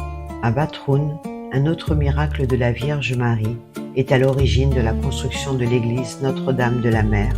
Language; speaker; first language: French; native; French